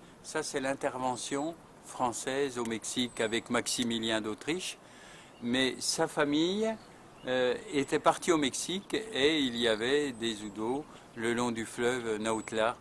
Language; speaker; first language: French; native; French